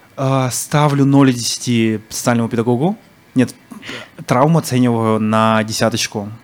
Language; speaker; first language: Russian; native; Russian